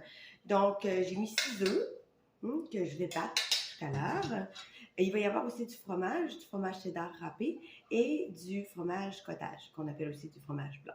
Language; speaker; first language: French; native; French